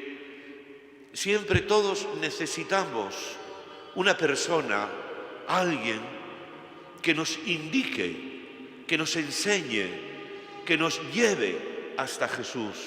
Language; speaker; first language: Spanish; native; Spanish